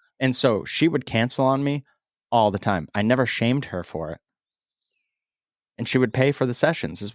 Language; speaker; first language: English; native; English